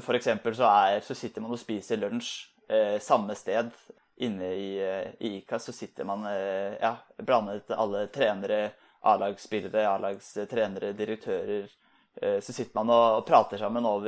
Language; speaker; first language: Norwegian; native; Norwegian